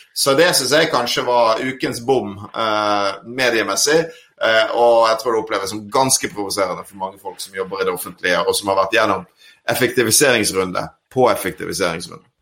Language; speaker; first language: Norwegian; native; Norwegian